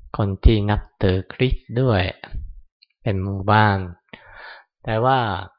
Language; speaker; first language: Thai; non-native, fluent; Japanese